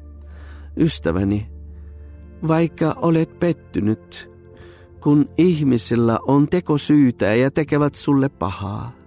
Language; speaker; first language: Finnish; non-native, fluent; Bulgarian